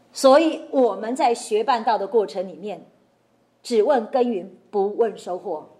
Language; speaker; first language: Chinese; native; Chinese